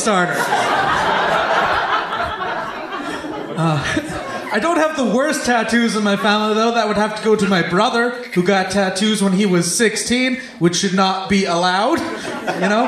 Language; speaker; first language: English; native; English